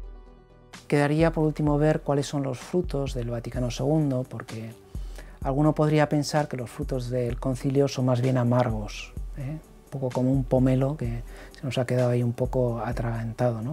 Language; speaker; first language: Spanish; native; Spanish